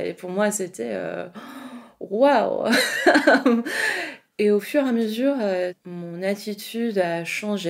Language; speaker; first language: French; non-native, fluent; English